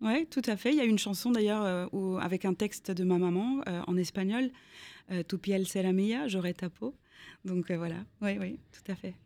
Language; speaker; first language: French; native; French